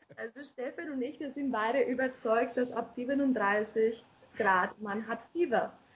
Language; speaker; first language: German; non-native, fluent; Spanish